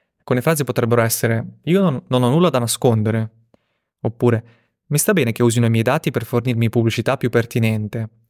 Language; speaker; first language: Italian; early bilingual, other home language; Russian